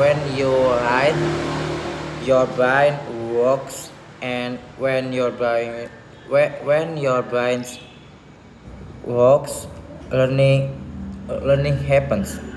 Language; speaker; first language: English; non-native, learner; Indonesian